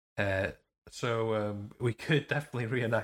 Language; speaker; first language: English; native; English